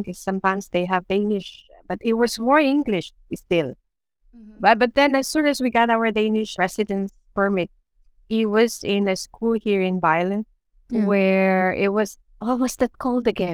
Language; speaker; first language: English; non-native, local second language; Iloko